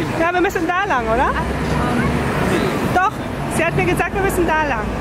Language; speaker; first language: German; native; German